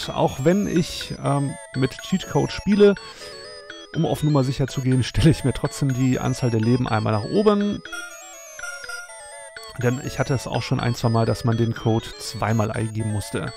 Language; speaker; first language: German; native; German